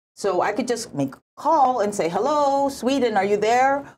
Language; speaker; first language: English; early bilingual, other home language; Japanese